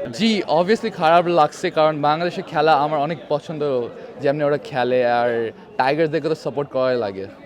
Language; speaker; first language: Bangla; early bilingual, other home language; Urdu